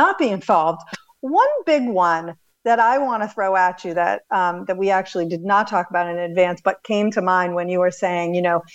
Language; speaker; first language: English; native; English